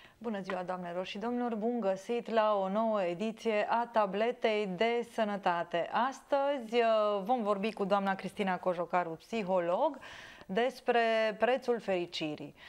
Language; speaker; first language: Romanian; native; Romanian